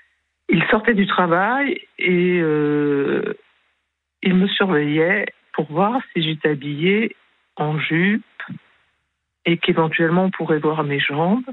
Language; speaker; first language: French; early bilingual, other home language; Spanish